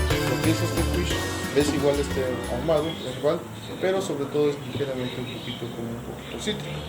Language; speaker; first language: Spanish; native; Spanish